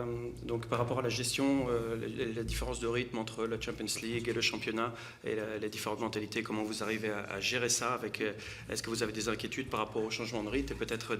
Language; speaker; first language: French; native; French